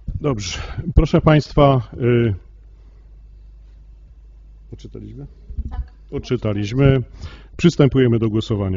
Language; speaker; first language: Polish; native; Polish